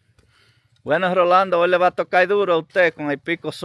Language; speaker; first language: Spanish; native; Spanish